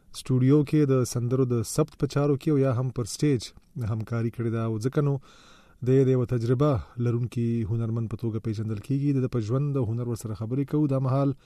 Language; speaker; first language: Pashto; native; Pashto